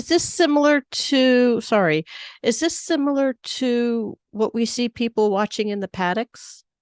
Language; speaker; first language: English; native; English